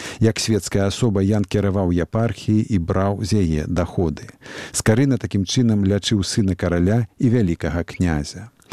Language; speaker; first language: Belarusian; native; Belarusian